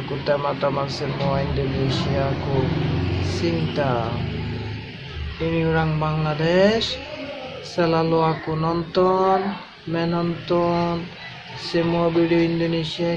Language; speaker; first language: Indonesian; non-native, learner; Bangla